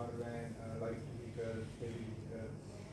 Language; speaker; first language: English; non-native, learner; Sinhala